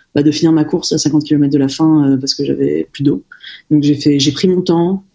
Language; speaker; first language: French; native; French